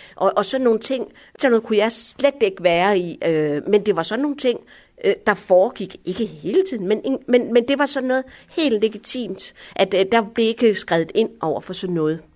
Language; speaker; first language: Danish; early bilingual, other home language; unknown